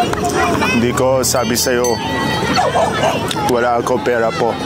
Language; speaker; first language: Filipino; non-native, learner; Arabic